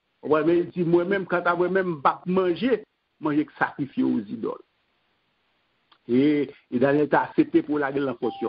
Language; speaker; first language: French; non-native, local second language; Haitian Creole